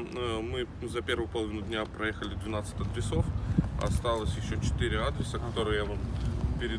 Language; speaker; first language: Russian; native; Russian